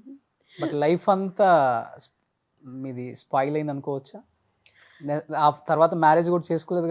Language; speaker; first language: Telugu; native; Telugu